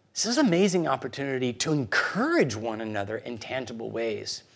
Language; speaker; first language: English; early bilingual, other home language; Spanish